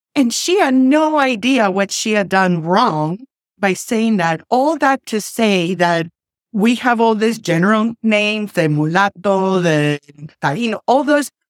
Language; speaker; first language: English; non-native, fluent; Spanish